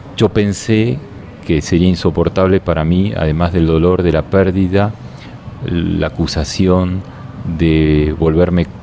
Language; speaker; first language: Spanish; native; Spanish